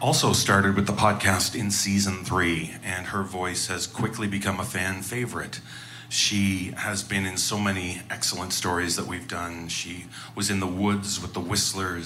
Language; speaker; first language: English; native; English